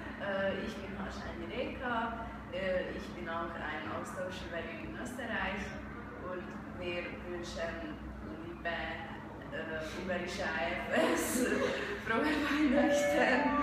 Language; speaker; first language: German; non-native, learner; Hungarian